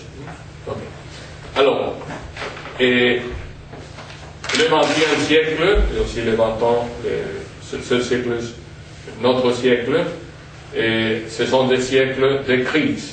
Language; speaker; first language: French; non-native, fluent; Spanish